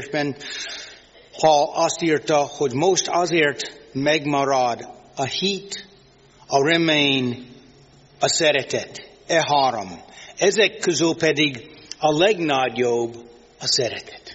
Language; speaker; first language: Hungarian; non-native, fluent; English